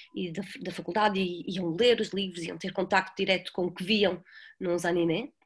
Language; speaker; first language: Portuguese; native; Portuguese